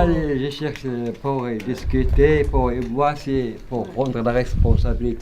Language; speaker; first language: French; non-native, learner; Arabic